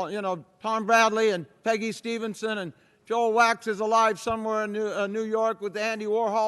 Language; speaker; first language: English; native; English